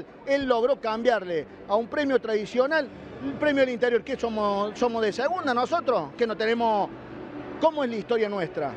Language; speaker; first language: Spanish; native; Spanish